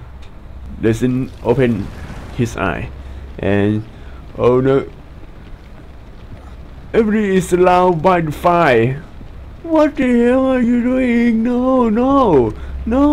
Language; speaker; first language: English; non-native, learner; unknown